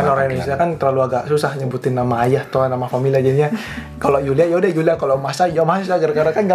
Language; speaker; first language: Indonesian; native; Indonesian